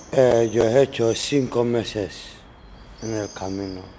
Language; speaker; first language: Spanish; non-native, learner; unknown